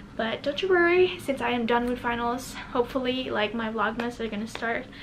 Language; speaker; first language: English; native; English